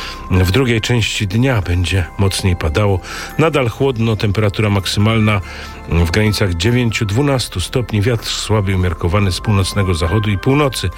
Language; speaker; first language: Polish; native; Polish